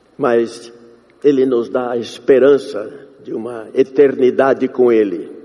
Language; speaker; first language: Portuguese; non-native, fluent; English